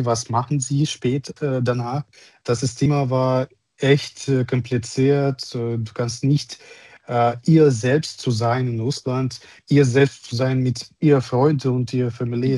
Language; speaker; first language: German; non-native, learner; Russian